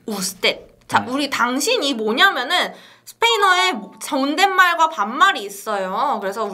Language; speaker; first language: Korean; native; Korean